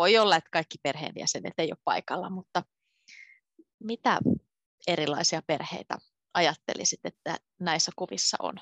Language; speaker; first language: Finnish; native; Finnish